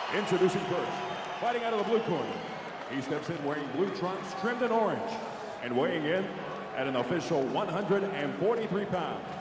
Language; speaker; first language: English; native; English